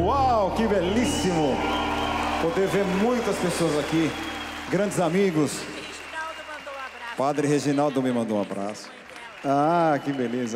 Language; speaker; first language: Portuguese; native; Portuguese